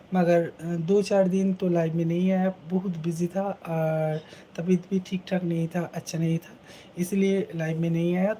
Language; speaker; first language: Hindi; non-native, local second language; Bangla